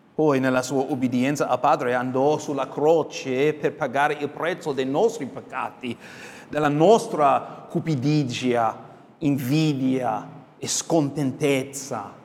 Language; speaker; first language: Italian; non-native, fluent; English